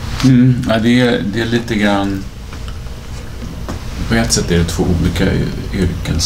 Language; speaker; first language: Swedish; native; Swedish